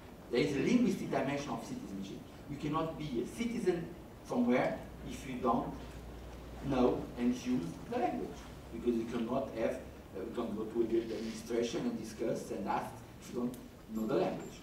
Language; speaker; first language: English; non-native, fluent; Portuguese